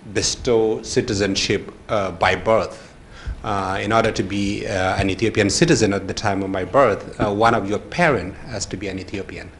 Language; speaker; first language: English; non-native, fluent; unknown